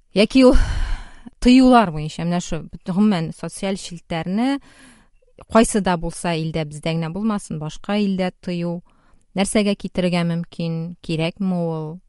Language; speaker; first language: Tatar; native; Tatar